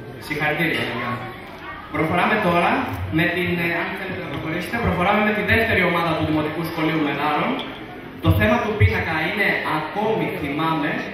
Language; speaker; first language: Greek; native; Greek